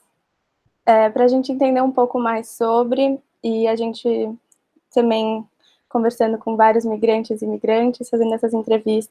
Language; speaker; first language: Portuguese; native; Portuguese